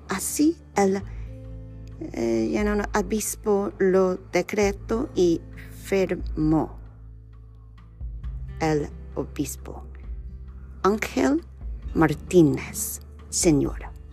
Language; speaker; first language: Spanish; non-native, learner; English